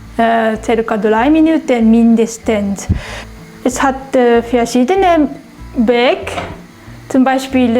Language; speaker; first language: German; non-native, learner; Japanese